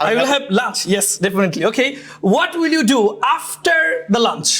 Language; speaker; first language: English; non-native, fluent; Bangla